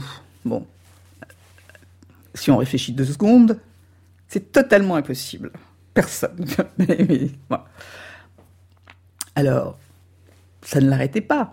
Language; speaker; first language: French; native; French